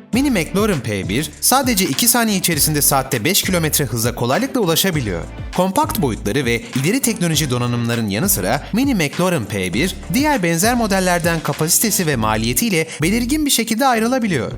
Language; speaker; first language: Turkish; native; Turkish